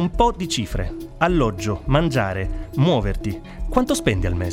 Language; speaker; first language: Italian; native; Italian